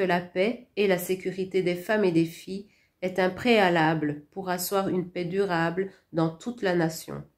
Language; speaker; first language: French; non-native, local second language; Rundi